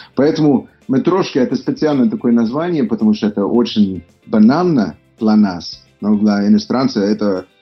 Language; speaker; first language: Russian; non-native, fluent; English